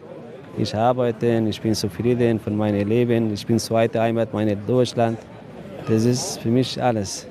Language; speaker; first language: German; non-native, learner; Persian